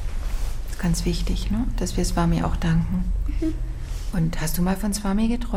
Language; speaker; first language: German; native; German